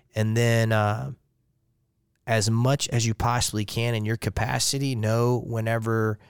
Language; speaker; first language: English; native; English